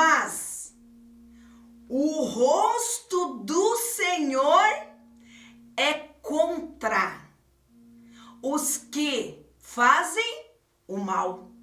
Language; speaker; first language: Portuguese; native; Portuguese